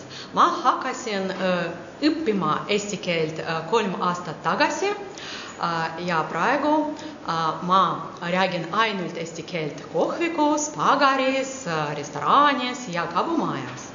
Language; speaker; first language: Estonian; non-native, learner; Russian